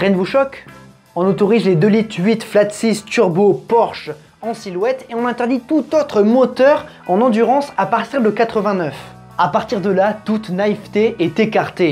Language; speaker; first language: French; native; French